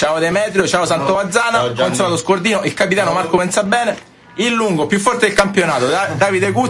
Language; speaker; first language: Italian; native; Italian